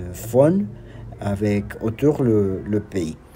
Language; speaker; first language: French; non-native, learner; Spanish